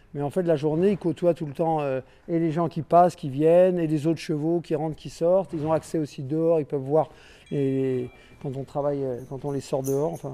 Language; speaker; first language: French; native; French